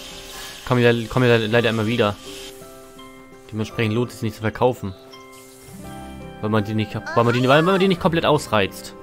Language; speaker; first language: German; native; German